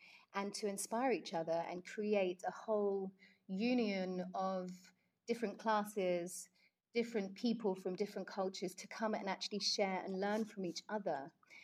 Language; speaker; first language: English; native; English